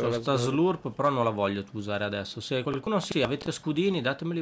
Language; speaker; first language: Italian; native; Italian